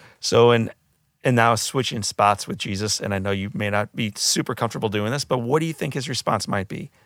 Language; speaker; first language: English; native; English